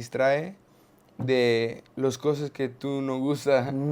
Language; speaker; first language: Spanish; non-native, learner; English